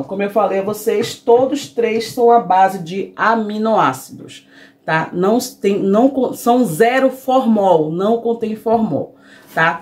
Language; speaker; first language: Portuguese; native; Portuguese